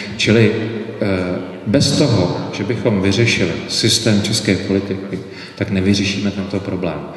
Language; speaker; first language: Czech; native; Czech